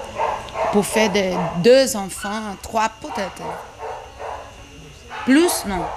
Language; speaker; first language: French; non-native, learner; Portuguese